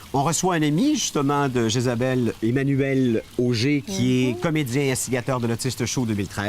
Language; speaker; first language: French; native; French